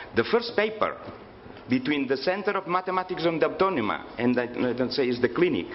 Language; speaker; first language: English; non-native, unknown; Catalan